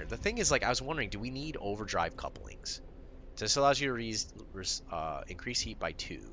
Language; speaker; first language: English; native; English